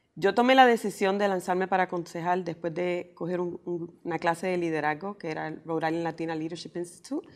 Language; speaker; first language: Spanish; early bilingual, heritage; Spanish